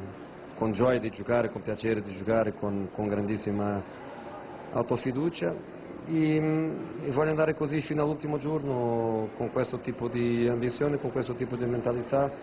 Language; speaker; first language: Italian; non-native, fluent; Portuguese